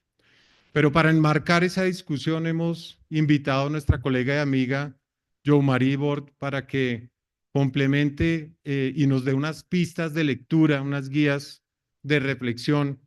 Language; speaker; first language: Spanish; native; Spanish